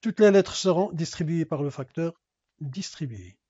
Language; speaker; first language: French; non-native, local second language; Arabic